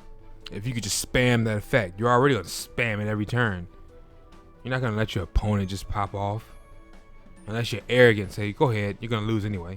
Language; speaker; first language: English; native; English